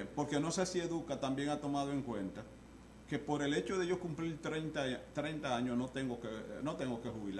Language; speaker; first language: Spanish; native; Spanish